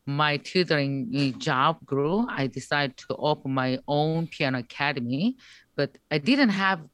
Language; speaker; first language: English; non-native, learner; Korean